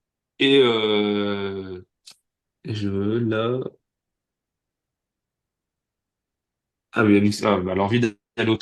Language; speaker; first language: French; native; French